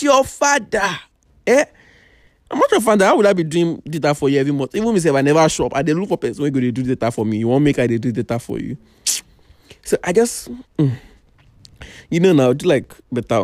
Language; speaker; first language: English; non-native, local second language; Yoruba